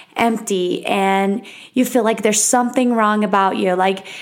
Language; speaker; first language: English; non-native, fluent; Spanish